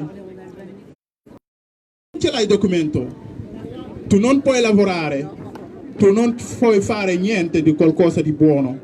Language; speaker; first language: Italian; non-native, learner; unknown